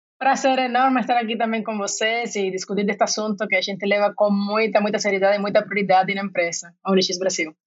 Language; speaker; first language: Portuguese; non-native, fluent; Spanish